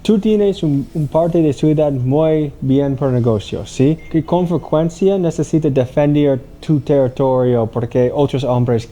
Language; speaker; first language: Spanish; non-native, learner; English